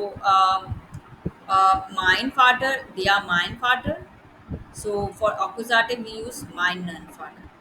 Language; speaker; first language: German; non-native, learner; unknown